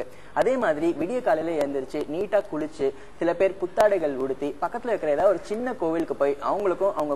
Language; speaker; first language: Tamil; native; Tamil